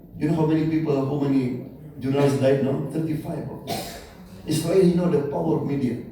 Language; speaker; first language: English; non-native, learner; Indonesian